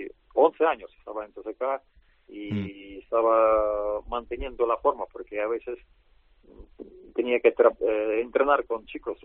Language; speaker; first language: Spanish; non-native, learner; Russian